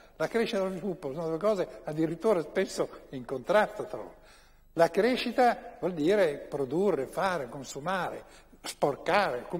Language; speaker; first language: Italian; native; Italian